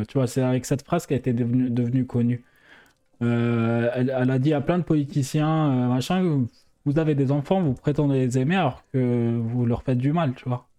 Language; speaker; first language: French; non-native, local second language; Arabic